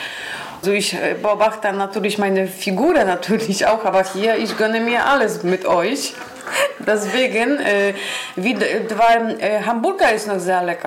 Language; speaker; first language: German; non-native, learner; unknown